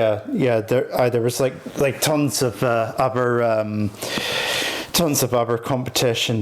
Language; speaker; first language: English; native; English